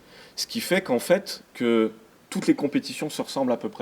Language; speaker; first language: French; native; French